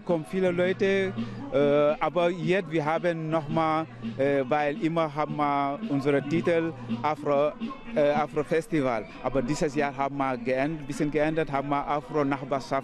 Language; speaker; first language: German; non-native, learner; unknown